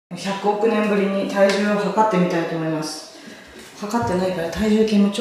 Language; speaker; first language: Japanese; native; Japanese